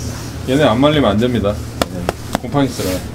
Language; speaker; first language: Korean; native; Korean